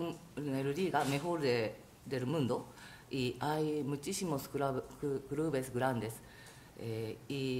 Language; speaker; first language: Spanish; non-native, fluent; Japanese